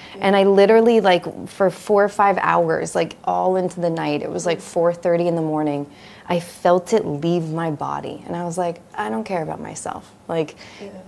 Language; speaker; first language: English; native; English